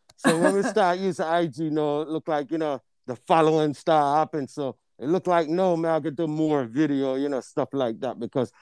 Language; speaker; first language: English; non-native, local second language; Jamaican Creole English